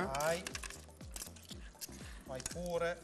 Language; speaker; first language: Italian; native; Italian